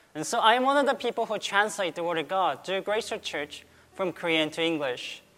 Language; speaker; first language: English; early bilingual, other home language; Korean